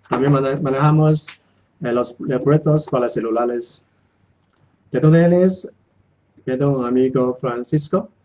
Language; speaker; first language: Spanish; non-native, learner; Chinese